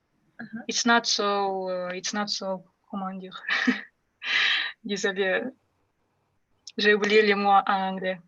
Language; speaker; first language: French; non-native, fluent; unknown